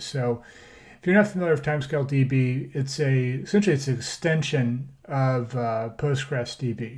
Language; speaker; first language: English; native; English